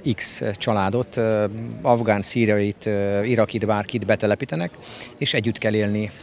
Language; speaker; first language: Hungarian; native; Hungarian